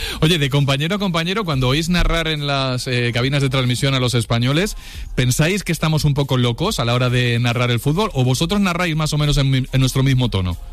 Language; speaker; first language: Spanish; native; Spanish